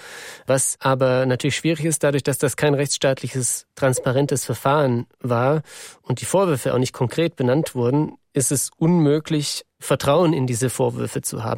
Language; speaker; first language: German; native; German